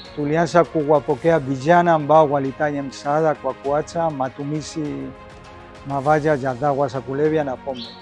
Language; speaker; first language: Swahili; non-native, fluent; Spanish